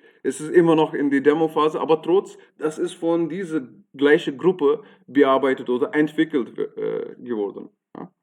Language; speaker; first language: German; non-native, fluent; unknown